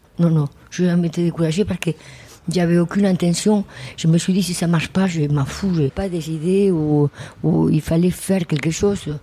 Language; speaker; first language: French; non-native, fluent; Spanish